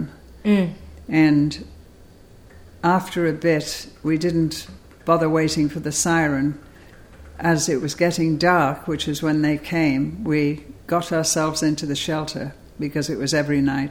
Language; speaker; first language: English; native; English